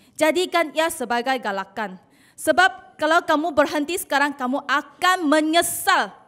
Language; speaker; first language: Malay; non-native, local second language; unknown